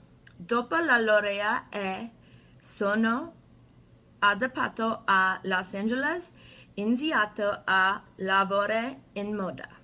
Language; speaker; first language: Italian; non-native, learner; English